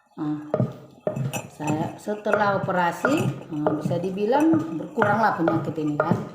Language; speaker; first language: Indonesian; non-native, local second language; Batak Toba